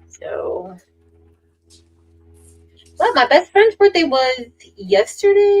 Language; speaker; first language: English; native; English